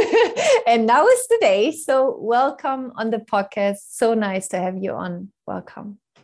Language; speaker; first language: English; non-native, fluent; German